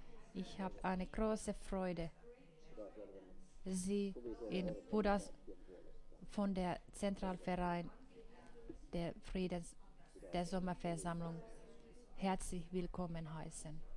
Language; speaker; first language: German; non-native, fluent; Finnish